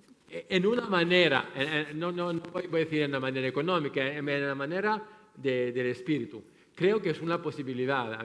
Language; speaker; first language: Spanish; non-native, fluent; French